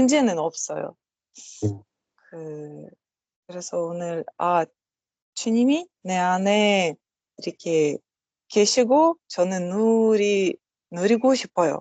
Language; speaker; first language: Korean; non-native, learner; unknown